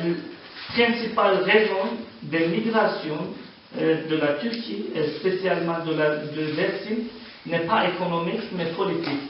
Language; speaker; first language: French; non-native, learner; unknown